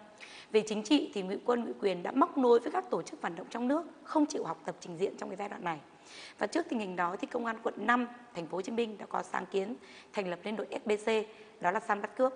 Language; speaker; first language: Vietnamese; native; Vietnamese